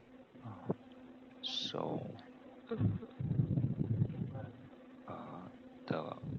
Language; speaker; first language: English; non-native, learner; Korean